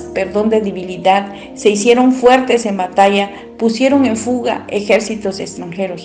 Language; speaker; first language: Spanish; native; Spanish